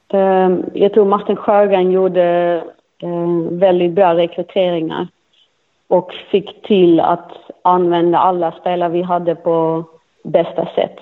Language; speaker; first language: Swedish; non-native, fluent; Dutch